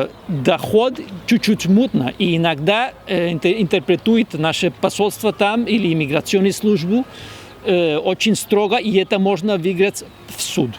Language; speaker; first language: Russian; non-native, fluent; Spanish